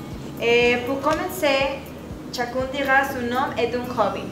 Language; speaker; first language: French; non-native, learner; Spanish